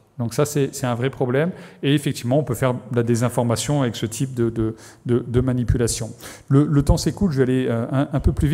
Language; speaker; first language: French; native; French